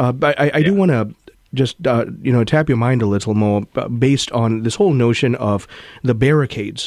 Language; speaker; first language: English; non-native, local second language; Tamil